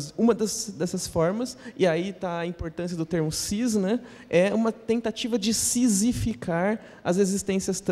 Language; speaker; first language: Portuguese; native; Portuguese